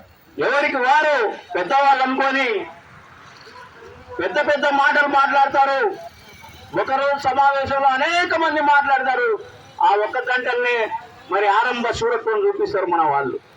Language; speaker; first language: Telugu; native; Telugu